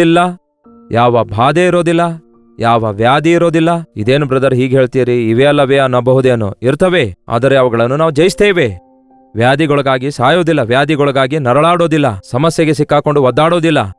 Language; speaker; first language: Kannada; native; Kannada